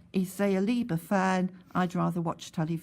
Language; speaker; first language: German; non-native, fluent; English